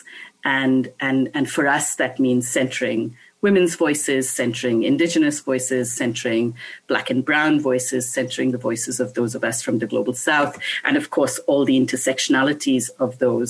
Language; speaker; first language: English; non-native, local second language; Bangla